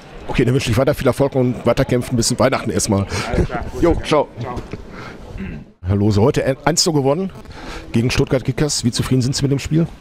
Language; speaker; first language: German; native; German